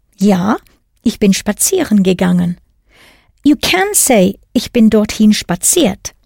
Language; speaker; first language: German; non-native, fluent; English